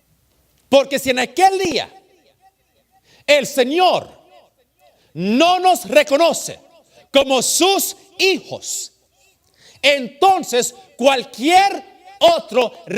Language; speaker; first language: Spanish; early bilingual, heritage; English